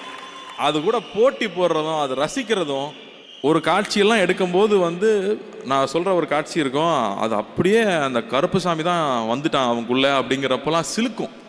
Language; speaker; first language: Tamil; native; Tamil